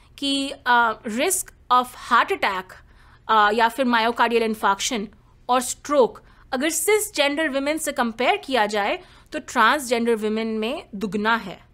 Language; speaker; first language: Hindi; native; Hindi